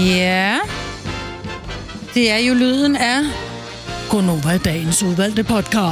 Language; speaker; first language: Danish; native; Danish